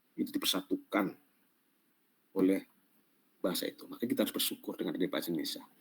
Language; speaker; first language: Indonesian; non-native, local second language; Javanese